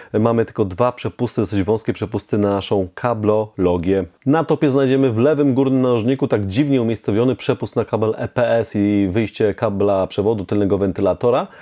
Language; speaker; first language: Polish; native; Polish